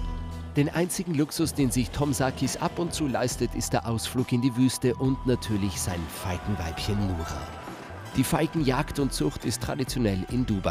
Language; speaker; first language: German; native; German